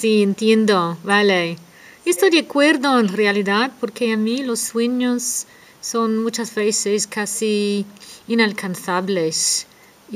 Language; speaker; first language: Spanish; non-native, fluent; English